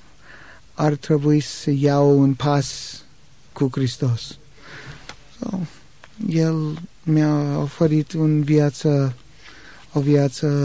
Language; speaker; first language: Romanian; non-native, learner; English